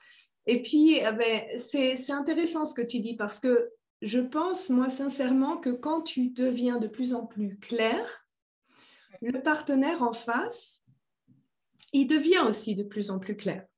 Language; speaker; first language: French; native; French